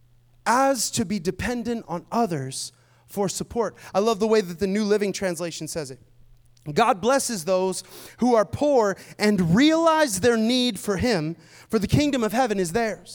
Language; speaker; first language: English; native; English